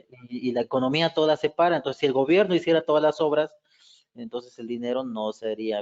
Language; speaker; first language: Spanish; native; Spanish